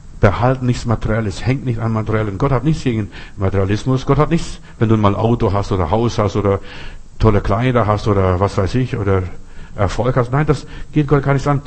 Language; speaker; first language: German; non-native, fluent; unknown